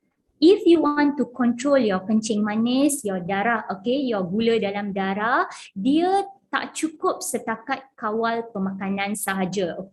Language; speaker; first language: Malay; non-native, local second language; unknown